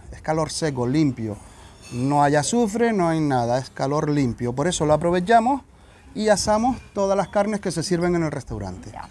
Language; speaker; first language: Spanish; native; Spanish